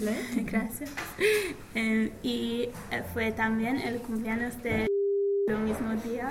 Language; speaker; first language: Spanish; non-native, learner; English